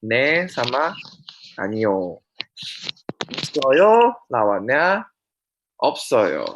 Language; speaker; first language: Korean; non-native, fluent; Indonesian